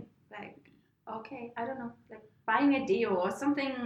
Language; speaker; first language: English; non-native, fluent; German